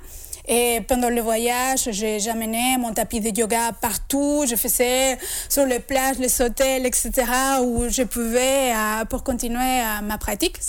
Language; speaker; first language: French; non-native, fluent; Spanish